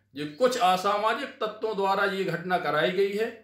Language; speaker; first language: Hindi; native; Hindi